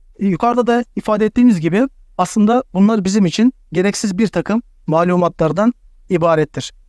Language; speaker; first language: Turkish; native; Turkish